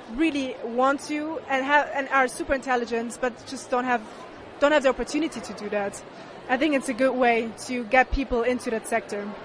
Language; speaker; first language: English; non-native, fluent; German